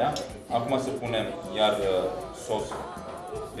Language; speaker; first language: Romanian; non-native, learner; Turkish